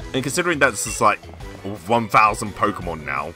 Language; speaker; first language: English; native; English